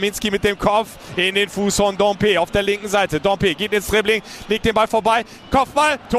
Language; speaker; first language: German; native; German